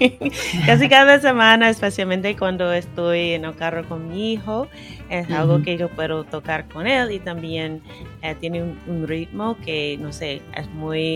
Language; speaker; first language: Spanish; non-native, fluent; English